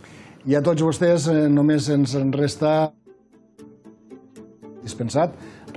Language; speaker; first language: Catalan; native; Catalan